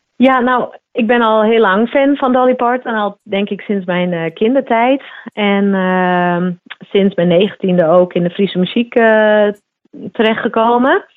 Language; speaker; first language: Dutch; non-native, local second language; Western Frisian